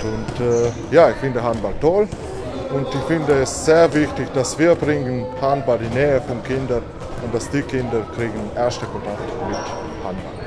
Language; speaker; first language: German; non-native, fluent; Slovenian